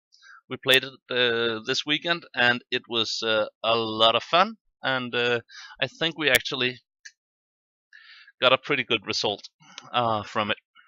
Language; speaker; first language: English; non-native, fluent; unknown